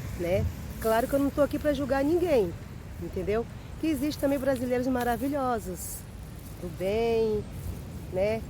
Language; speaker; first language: Portuguese; native; Portuguese